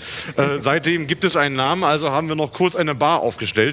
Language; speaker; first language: German; native; German